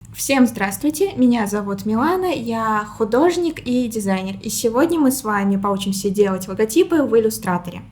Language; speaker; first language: Russian; native; Russian